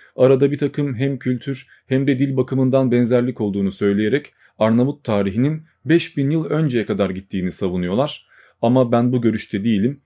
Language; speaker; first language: Turkish; native; Turkish